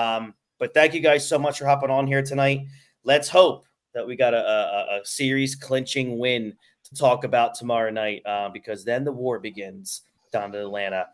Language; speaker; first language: English; native; English